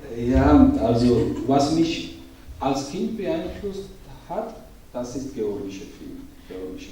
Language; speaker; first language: German; non-native, learner; Georgian